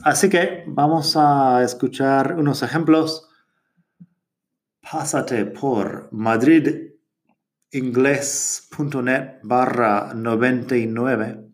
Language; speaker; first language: Spanish; non-native, fluent; English